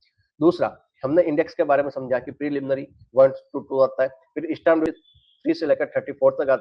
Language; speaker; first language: Hindi; native; Hindi